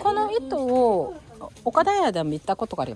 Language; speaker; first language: Japanese; non-native, learner; Korean